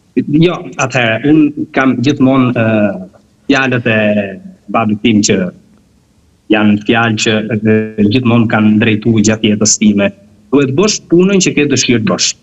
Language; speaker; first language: Albanian; early bilingual, heritage; Albanian